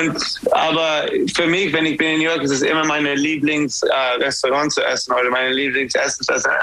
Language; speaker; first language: German; non-native, learner; English